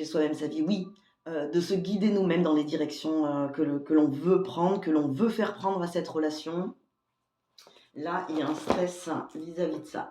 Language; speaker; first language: French; native; French